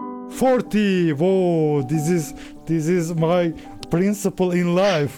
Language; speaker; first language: English; non-native, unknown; Turkish